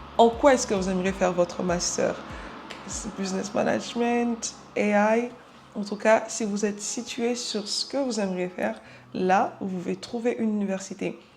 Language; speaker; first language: French; non-native, local second language; Lingala